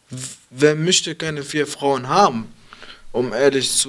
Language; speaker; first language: German; early bilingual, other home language; Arabic